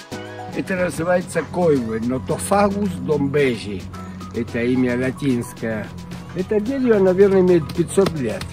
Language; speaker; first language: Russian; early bilingual, heritage; Spanish